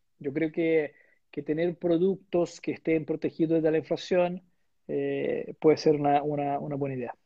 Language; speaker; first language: Spanish; non-native, fluent; Portuguese